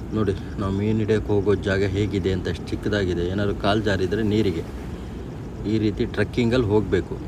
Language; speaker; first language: Kannada; native; Kannada